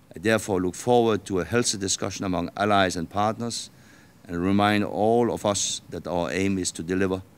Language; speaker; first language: English; non-native, fluent; Danish